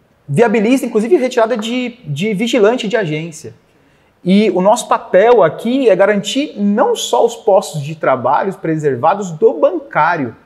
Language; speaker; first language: Portuguese; native; Portuguese